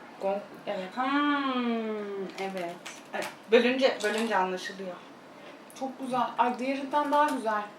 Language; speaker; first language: Turkish; native; Turkish